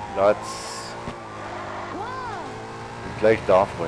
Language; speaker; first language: German; native; German